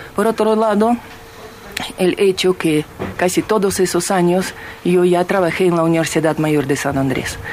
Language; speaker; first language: Spanish; non-native, fluent; Russian